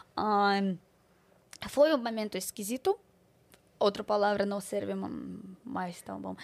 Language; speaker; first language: Portuguese; non-native, fluent; Russian